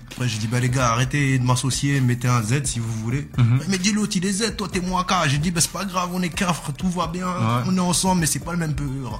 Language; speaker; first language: French; native; French